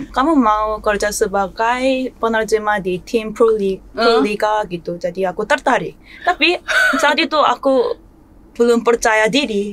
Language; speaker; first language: Indonesian; non-native, fluent; Korean